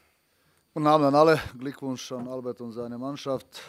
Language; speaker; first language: German; non-native, fluent; Croatian